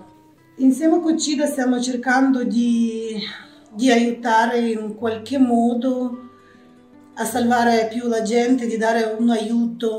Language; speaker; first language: Italian; non-native, fluent; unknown